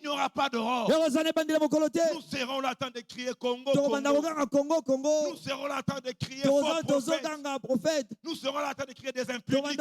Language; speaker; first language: French; non-native, local second language; Lingala